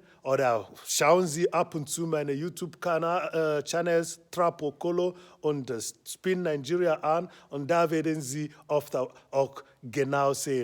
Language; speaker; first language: German; non-native, fluent; Igbo